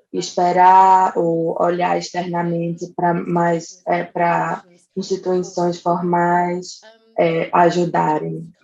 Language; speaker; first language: Portuguese; non-native, fluent; English